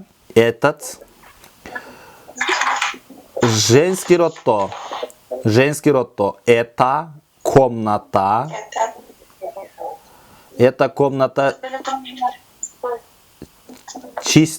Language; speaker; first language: Russian; non-native, local second language; Kyrgyz